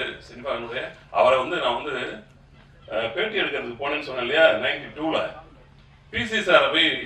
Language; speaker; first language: Tamil; native; Tamil